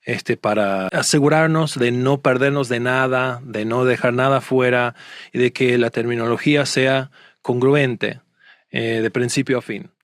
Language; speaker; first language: Spanish; non-native, fluent; English